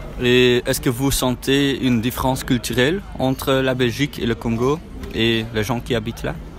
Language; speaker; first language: French; non-native, learner; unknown